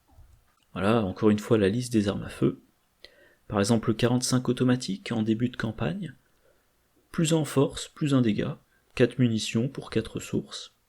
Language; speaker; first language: French; native; French